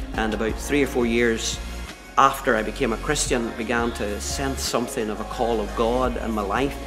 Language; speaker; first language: English; native; English